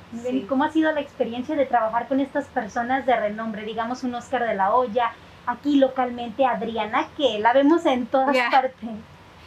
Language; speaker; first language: Spanish; native; Spanish